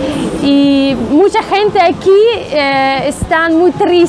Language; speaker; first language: Spanish; non-native, learner; Russian